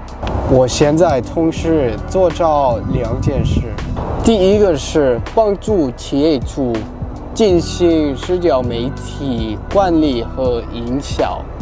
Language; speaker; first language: Chinese; non-native, learner; English